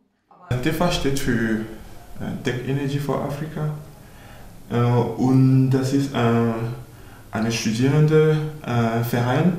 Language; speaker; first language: German; non-native, fluent; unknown